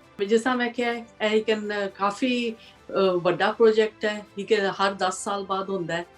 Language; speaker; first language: Punjabi; early bilingual, heritage; Punjabi